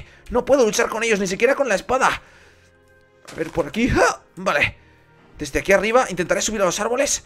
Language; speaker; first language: Spanish; native; Spanish